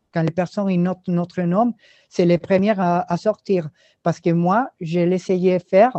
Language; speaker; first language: French; non-native, learner; Spanish